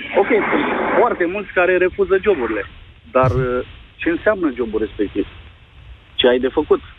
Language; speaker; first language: Romanian; native; Romanian